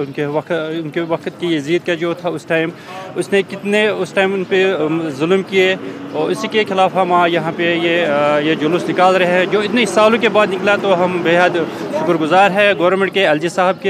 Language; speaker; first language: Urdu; non-native, local second language; Kashmiri